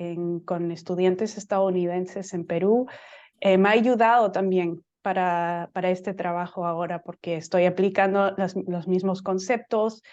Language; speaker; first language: Spanish; non-native, fluent; English